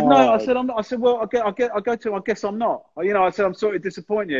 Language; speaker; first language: English; native; English